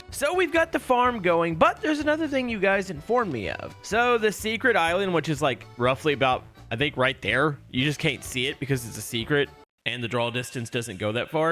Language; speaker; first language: English; native; English